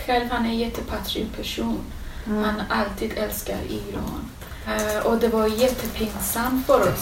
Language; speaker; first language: Swedish; non-native, learner; Persian